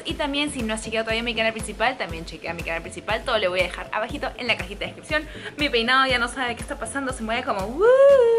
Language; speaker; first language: Spanish; native; Spanish